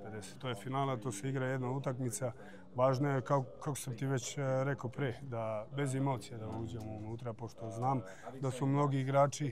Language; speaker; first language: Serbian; early bilingual, heritage; German